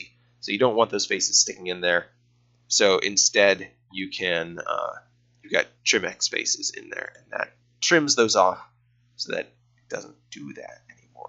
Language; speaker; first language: English; native; English